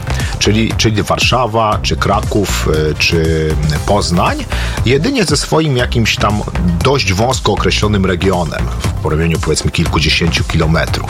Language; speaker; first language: Polish; native; Polish